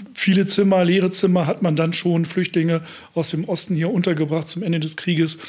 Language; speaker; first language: German; native; German